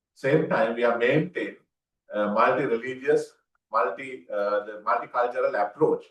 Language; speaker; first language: English; non-native, local second language; Sinhala